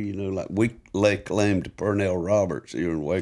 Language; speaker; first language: English; native; English